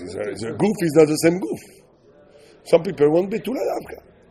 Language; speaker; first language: English; non-native, learner; French